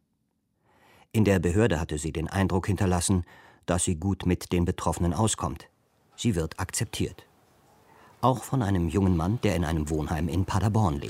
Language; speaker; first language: German; native; German